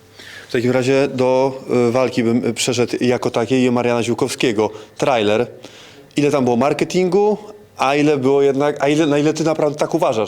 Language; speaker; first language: Polish; native; Polish